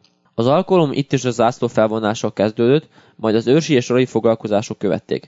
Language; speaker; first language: Hungarian; early bilingual, heritage; Hungarian